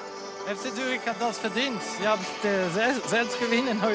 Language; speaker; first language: German; non-native, local second language; French